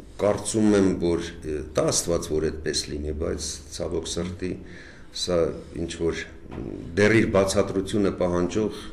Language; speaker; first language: Armenian; native; Armenian